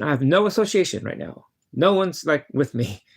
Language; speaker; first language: English; native; English